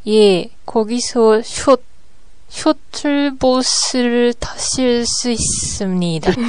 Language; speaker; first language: Korean; non-native, learner; Japanese